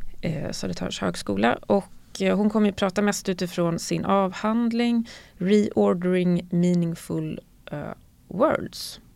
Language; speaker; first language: Swedish; native; Swedish